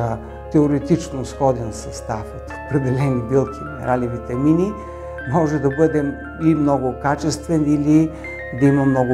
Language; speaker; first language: Bulgarian; native; Bulgarian